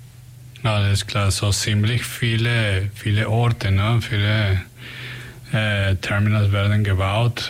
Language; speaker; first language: German; non-native, fluent; Spanish